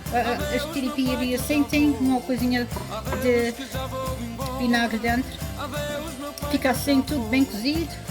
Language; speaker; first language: Portuguese; early bilingual, heritage; Portuguese